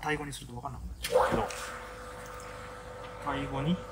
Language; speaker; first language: Japanese; non-native, fluent; Thai